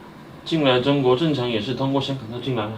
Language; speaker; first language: Chinese; native; Chinese